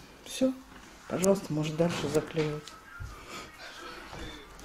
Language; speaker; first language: Russian; native; Russian